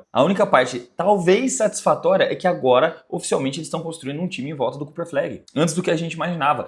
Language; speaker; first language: Portuguese; native; Portuguese